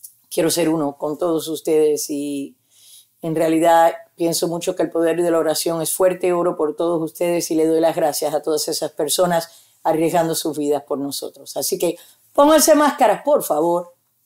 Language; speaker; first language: Spanish; early bilingual, heritage; Spanish